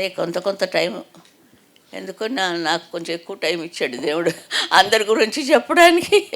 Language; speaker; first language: Telugu; native; Telugu